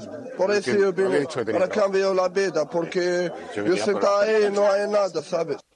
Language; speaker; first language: Spanish; non-native, learner; Arabic